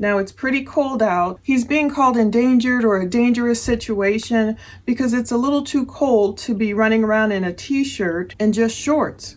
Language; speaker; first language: English; native; English